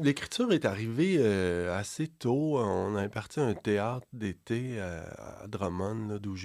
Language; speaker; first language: French; native; French